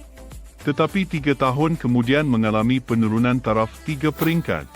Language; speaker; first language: Malay; native; Malay